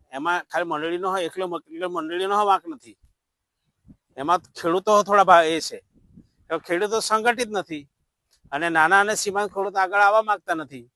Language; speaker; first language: Gujarati; non-native, local second language; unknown